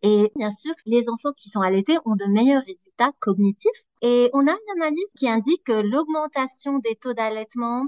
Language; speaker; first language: French; non-native, fluent; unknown